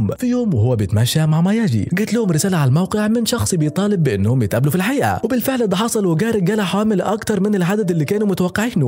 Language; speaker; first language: Arabic; native; Arabic